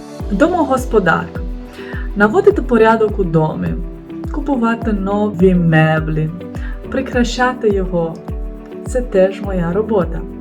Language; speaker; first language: Ukrainian; non-native, fluent; Romanian